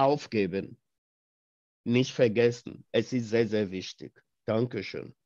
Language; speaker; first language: German; non-native, fluent; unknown